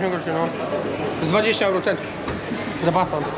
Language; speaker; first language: Polish; native; Polish